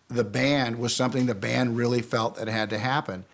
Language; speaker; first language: English; native; English